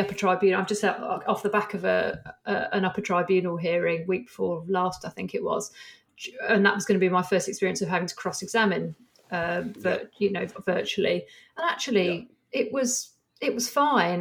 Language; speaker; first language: English; native; English